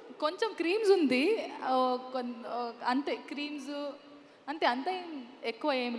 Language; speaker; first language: Telugu; non-native, learner; Kannada